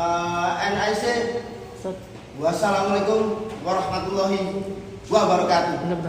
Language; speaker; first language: English; non-native, learner; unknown